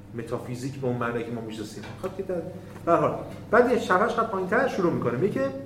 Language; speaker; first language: Persian; native; Persian